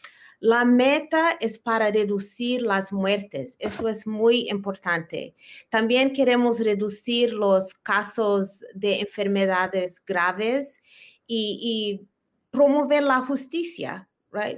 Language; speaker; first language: Spanish; early bilingual, heritage; Spanish